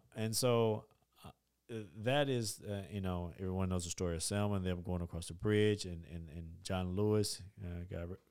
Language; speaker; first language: English; native; English